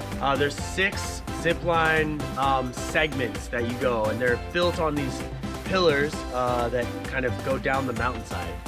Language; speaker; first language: English; native; English